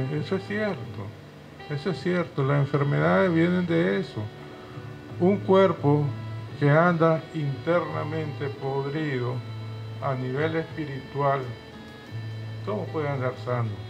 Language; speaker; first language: Spanish; native; Spanish